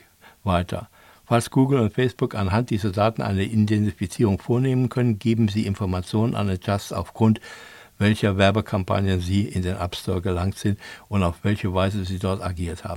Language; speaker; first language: German; native; German